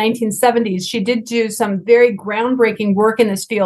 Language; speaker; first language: English; native; English